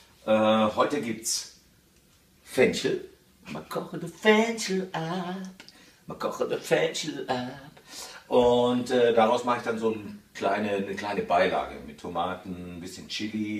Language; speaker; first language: German; early bilingual, other home language; Italian